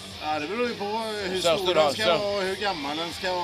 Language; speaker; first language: Swedish; native; Swedish